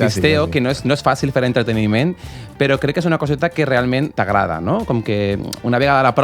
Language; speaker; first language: Catalan; native; Catalan